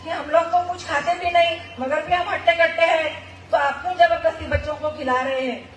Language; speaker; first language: Hindi; non-native, local second language; Marathi